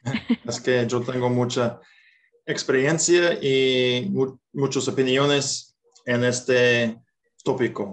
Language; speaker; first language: Spanish; non-native, fluent; English